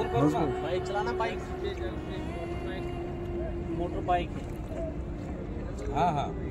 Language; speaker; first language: Hindi; non-native, local second language; Bangla